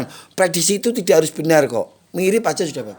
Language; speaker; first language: Indonesian; native; Indonesian